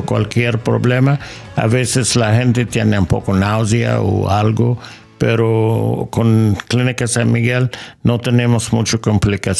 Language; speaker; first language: Spanish; non-native, learner; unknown